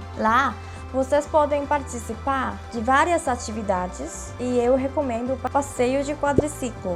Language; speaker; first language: Portuguese; non-native, fluent; Korean